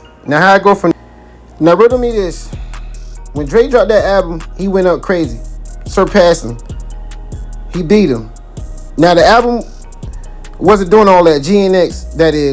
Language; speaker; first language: English; native; English